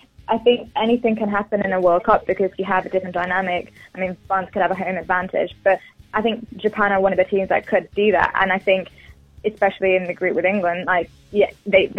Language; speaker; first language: English; native; English